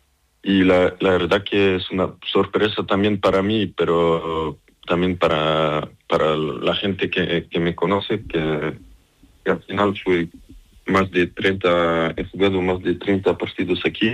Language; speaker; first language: Spanish; non-native, fluent; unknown